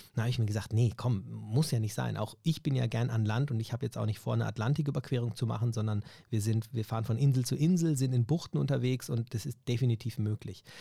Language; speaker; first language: German; native; German